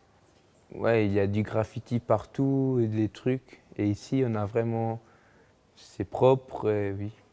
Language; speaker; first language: French; non-native, local second language; Luxembourgish